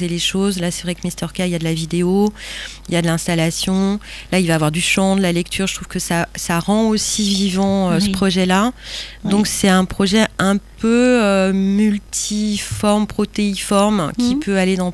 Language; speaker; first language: French; native; French